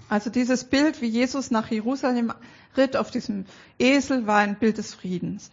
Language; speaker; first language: German; native; German